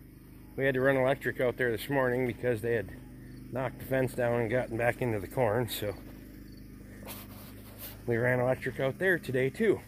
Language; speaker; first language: English; native; English